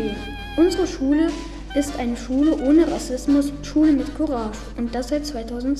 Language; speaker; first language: German; native; German